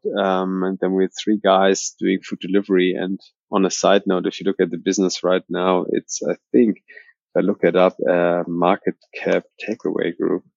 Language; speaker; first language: English; non-native, fluent; German